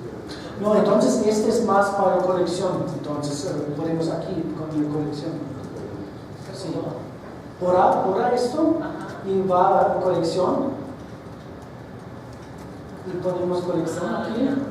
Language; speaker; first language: Spanish; non-native, fluent; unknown